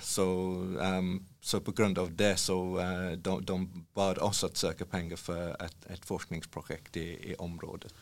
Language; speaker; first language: Swedish; non-native, fluent; English